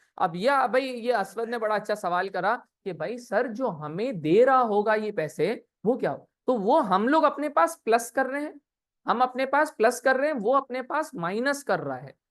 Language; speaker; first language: Urdu; native; Urdu